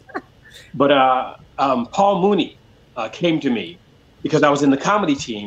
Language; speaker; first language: English; native; English